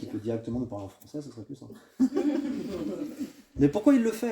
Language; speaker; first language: French; native; French